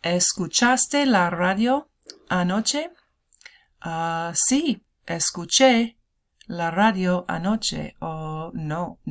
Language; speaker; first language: Spanish; non-native, fluent; English